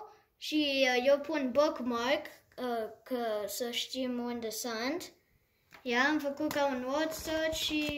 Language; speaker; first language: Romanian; early bilingual, heritage; Romanian